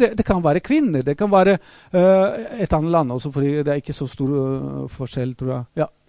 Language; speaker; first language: Norwegian; non-native, fluent; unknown